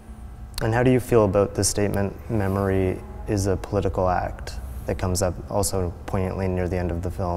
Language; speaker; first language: English; native; English